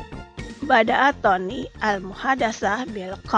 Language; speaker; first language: Arabic; non-native, fluent; Indonesian